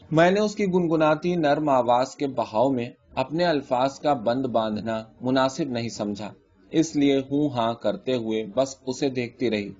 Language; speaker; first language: Urdu; native; Urdu